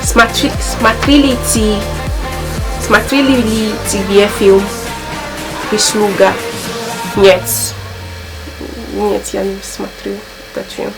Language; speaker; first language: Russian; non-native, learner; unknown